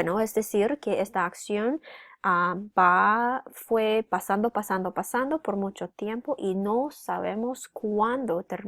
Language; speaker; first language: Spanish; non-native, fluent; English